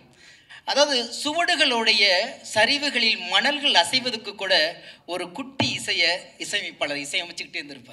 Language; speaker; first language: Tamil; native; Tamil